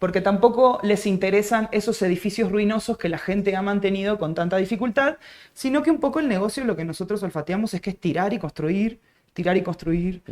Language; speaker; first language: Spanish; native; Spanish